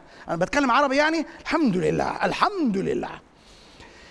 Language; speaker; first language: Arabic; native; Arabic